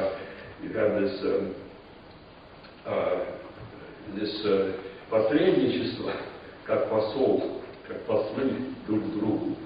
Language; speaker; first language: Russian; non-native, fluent; English